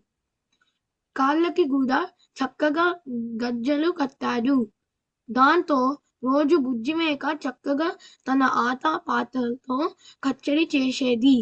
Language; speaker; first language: Telugu; early bilingual, heritage; Telugu